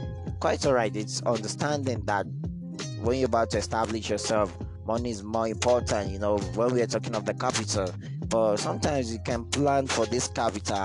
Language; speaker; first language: English; non-native, local second language; Yoruba